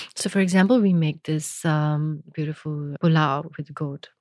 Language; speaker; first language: English; non-native, local second language; Gujarati